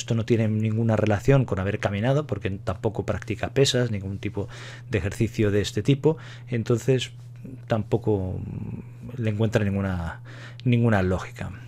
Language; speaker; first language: Spanish; native; Spanish